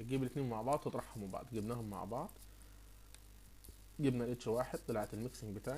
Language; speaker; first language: Arabic; native; Arabic